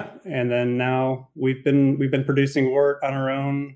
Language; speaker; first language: English; native; English